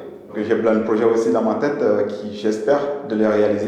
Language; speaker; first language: French; non-native, fluent; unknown